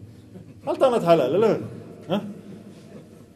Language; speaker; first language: Swedish; early bilingual, other home language; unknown